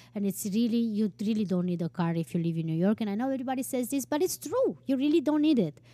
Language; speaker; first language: English; non-native, fluent; Romanian